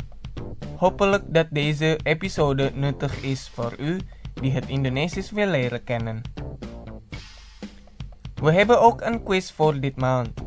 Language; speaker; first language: Dutch; non-native, learner; Indonesian